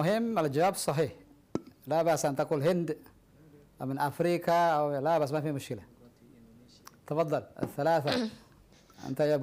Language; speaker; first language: Arabic; non-native, fluent; Indonesian